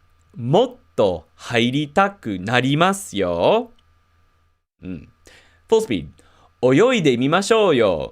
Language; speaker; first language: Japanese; non-native, fluent; English